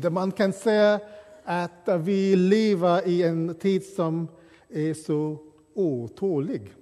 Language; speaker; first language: Swedish; non-native, fluent; English